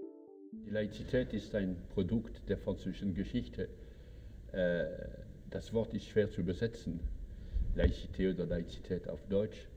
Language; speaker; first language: German; non-native, fluent; French